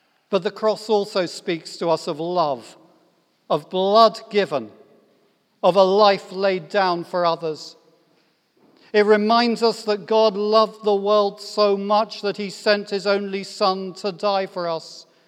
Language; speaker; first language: English; native; English